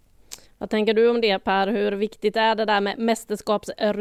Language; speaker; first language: Swedish; native; Swedish